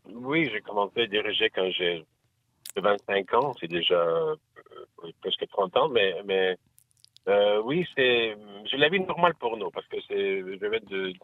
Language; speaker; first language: French; non-native, fluent; English